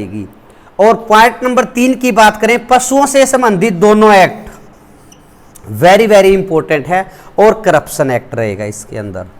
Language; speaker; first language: Hindi; native; Hindi